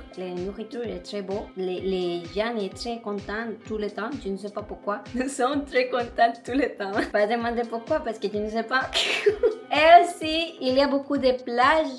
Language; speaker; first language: French; non-native, learner; Spanish